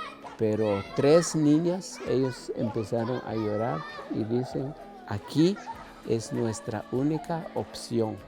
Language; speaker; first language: Spanish; non-native, local second language; Kʼicheʼ